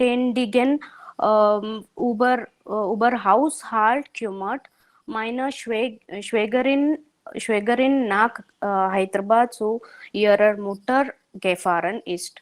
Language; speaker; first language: German; non-native, learner; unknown